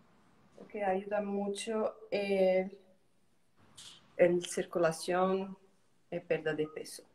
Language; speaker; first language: Spanish; non-native, learner; Portuguese